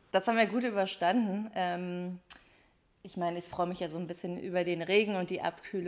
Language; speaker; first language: German; native; German